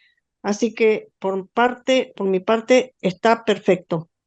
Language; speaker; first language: Spanish; native; Spanish